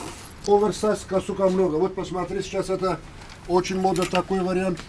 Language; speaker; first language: Russian; non-native, learner; Turkish